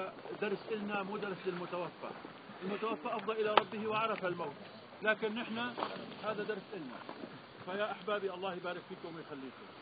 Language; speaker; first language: Arabic; native; Arabic